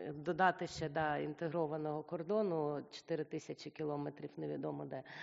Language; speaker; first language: Ukrainian; native; Ukrainian